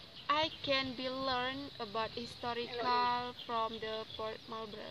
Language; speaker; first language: English; non-native, learner; Indonesian